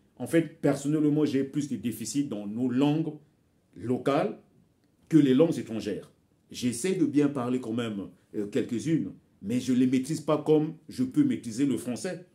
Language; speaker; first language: French; non-native, local second language; Bembe